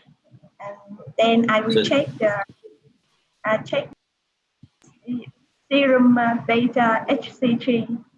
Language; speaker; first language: English; non-native, learner; Vietnamese